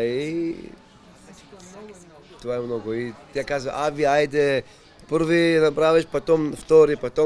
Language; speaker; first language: Bulgarian; non-native, learner; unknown